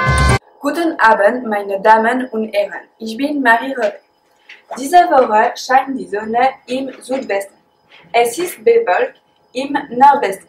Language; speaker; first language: German; non-native, learner; French